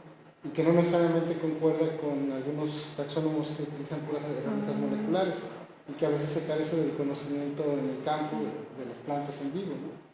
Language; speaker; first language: Spanish; native; Spanish